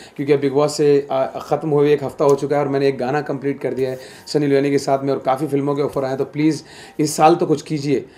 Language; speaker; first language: Hindi; native; Hindi